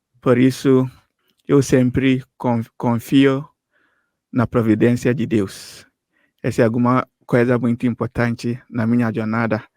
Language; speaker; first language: Portuguese; non-native, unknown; Akan